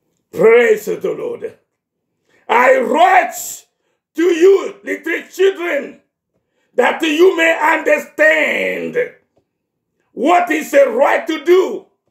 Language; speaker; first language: English; non-native, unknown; Ewe